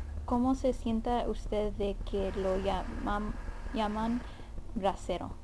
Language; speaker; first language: Spanish; early bilingual, heritage; Spanish